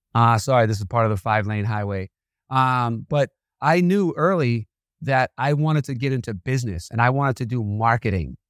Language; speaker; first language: English; native; English